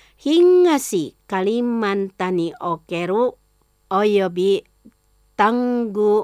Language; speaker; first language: Japanese; non-native, fluent; Indonesian